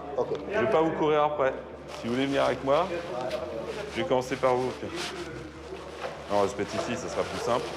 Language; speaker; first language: French; native; French